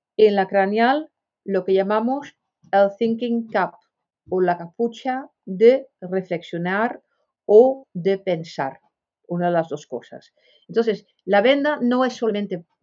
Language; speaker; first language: Spanish; non-native, fluent; Dutch